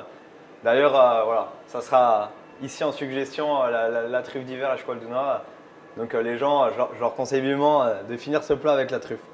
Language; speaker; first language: French; native; French